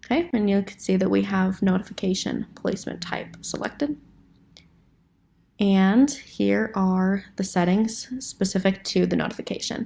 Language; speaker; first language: English; native; English